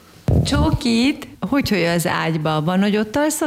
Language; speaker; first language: Hungarian; native; Hungarian